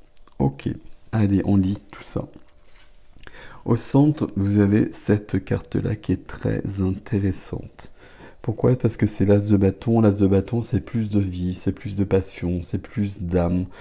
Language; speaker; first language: French; native; French